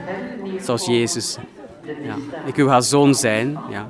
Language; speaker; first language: Dutch; non-native, fluent; Thai